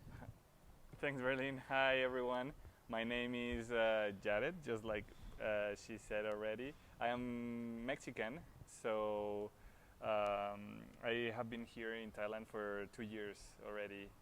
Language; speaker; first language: English; non-native, fluent; Spanish